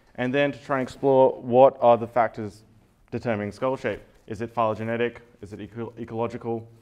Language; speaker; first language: English; native; English